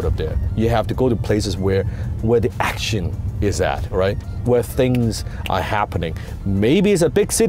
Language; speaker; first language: English; non-native, local second language; Cantonese